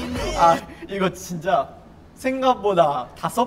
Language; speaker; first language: Korean; non-native, fluent; Chinese